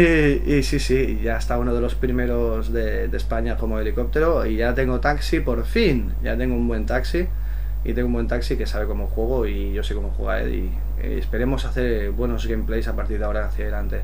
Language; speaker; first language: Spanish; native; Spanish